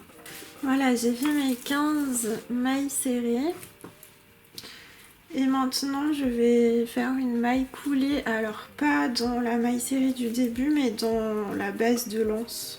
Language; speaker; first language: French; native; French